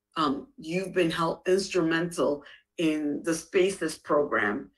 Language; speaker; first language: English; native; English